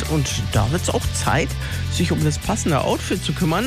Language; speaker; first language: German; native; German